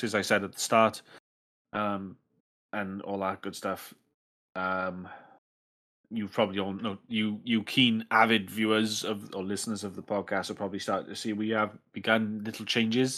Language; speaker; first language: English; native; English